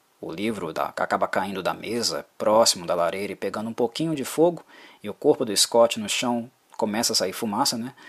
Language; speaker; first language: Portuguese; native; Portuguese